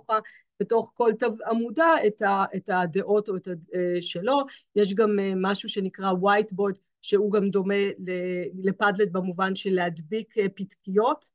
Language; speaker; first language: Hebrew; native; Hebrew